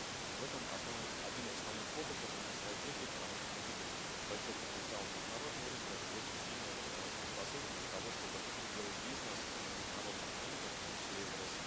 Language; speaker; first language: Russian; native; Russian